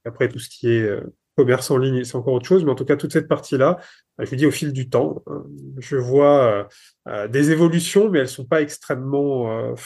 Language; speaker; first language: French; native; French